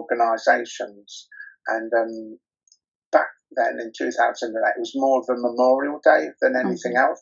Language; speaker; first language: English; native; English